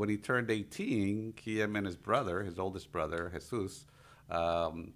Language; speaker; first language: English; early bilingual, other home language; Spanish